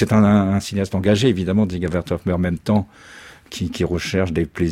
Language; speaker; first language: French; native; French